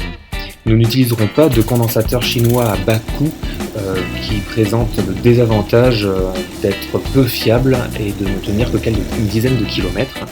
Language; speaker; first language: French; native; French